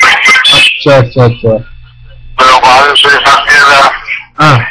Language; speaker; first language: Hindi; non-native, local second language; Malayalam